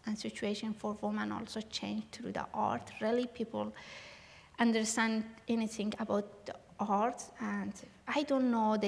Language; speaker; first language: English; non-native, learner; Persian